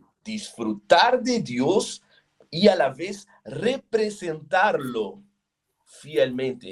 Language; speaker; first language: Spanish; non-native, fluent; Portuguese